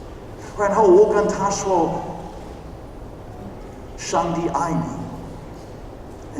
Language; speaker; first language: Chinese; non-native, fluent; English